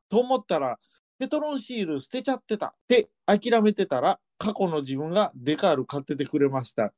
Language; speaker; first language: Japanese; native; Japanese